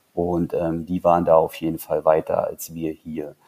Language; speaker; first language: German; native; German